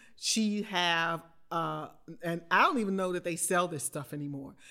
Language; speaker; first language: English; native; English